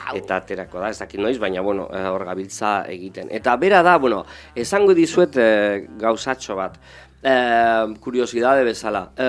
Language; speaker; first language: Basque; non-native, local second language; Spanish